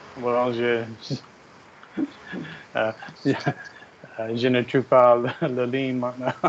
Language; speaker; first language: French; non-native, learner; English